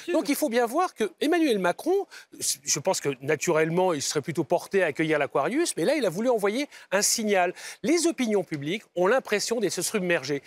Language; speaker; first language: French; native; French